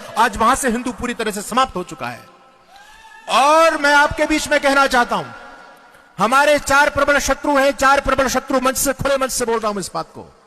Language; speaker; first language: Hindi; non-native, local second language; Marathi